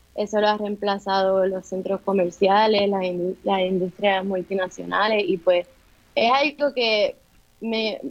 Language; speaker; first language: Spanish; native; Spanish